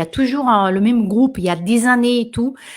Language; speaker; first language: French; non-native, fluent; Portuguese